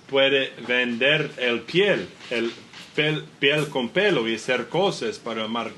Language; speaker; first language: Spanish; non-native, learner; English